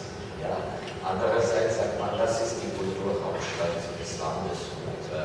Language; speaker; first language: German; non-native, fluent; Ukrainian